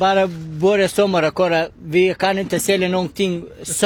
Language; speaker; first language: Swedish; non-native, learner; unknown